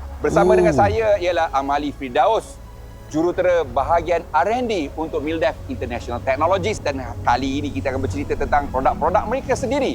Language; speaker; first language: Malay; native; Malay